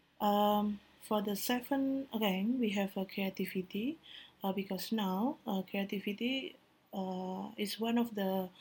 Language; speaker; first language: English; non-native, learner; Indonesian